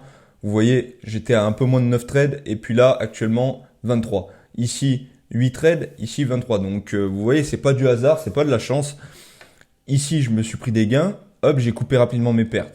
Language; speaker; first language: French; native; French